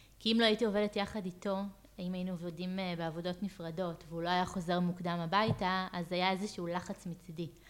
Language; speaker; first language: Hebrew; native; Hebrew